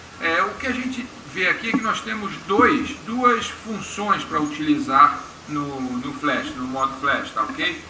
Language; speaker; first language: Portuguese; native; Portuguese